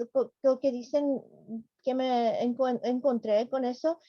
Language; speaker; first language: Spanish; non-native, fluent; Czech